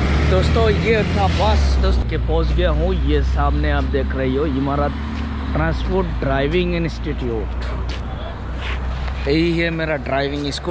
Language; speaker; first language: Hindi; non-native, local second language; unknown